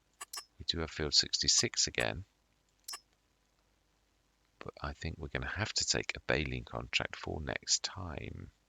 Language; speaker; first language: English; native; English